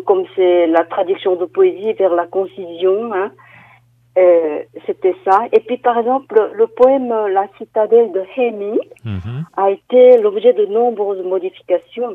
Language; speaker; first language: French; non-native, fluent; Korean